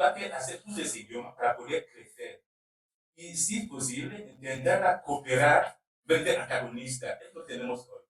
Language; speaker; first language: Spanish; non-native, learner; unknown